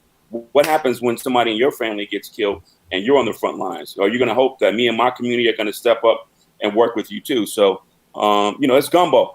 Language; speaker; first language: English; native; English